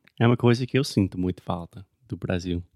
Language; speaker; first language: Portuguese; non-native, fluent; English